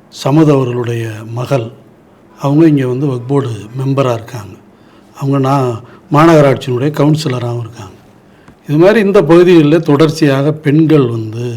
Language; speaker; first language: Tamil; native; Tamil